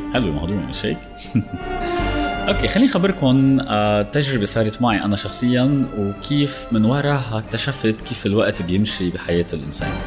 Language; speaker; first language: Arabic; native; Arabic